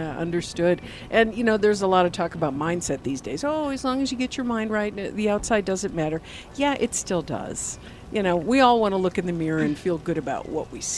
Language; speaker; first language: English; native; English